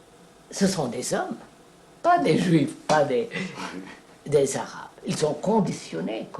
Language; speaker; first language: French; non-native, fluent; Telugu